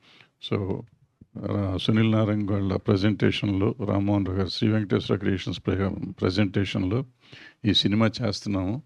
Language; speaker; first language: Telugu; native; Telugu